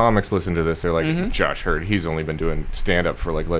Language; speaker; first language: English; native; English